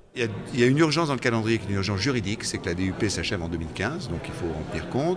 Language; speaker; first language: French; native; French